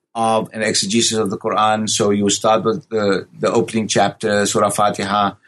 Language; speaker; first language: English; native; English